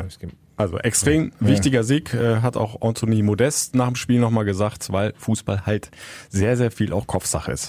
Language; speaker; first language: German; native; German